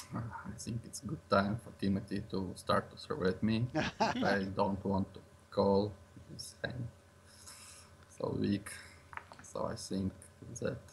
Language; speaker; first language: English; non-native, learner; Russian